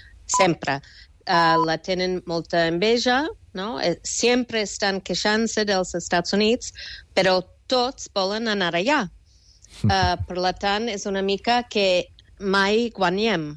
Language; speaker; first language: Catalan; non-native, fluent; English